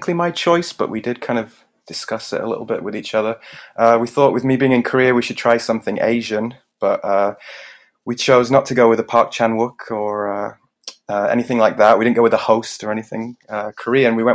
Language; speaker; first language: English; native; English